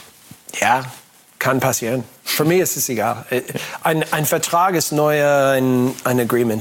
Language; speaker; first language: German; non-native, learner; English